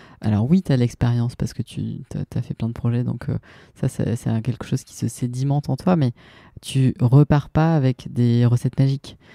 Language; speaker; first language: French; native; French